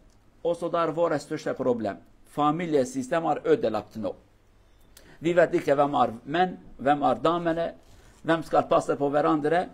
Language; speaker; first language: Norwegian; non-native, fluent; Kurdish